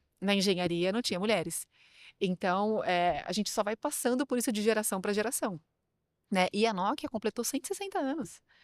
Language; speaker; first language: Portuguese; native; Portuguese